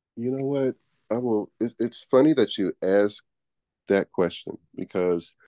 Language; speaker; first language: English; native; English